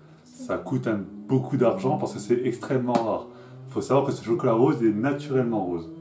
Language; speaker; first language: French; native; French